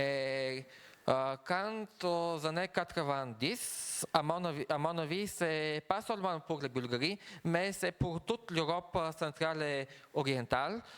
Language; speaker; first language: French; non-native, fluent; Bulgarian